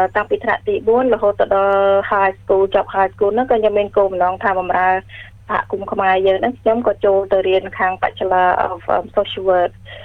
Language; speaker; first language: Khmer; early bilingual, heritage; Khmer